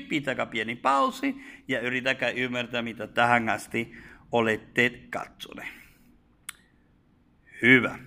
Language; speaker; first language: Finnish; non-native, fluent; Spanish